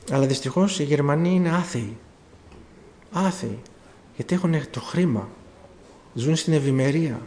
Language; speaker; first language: Greek; early bilingual, other home language; German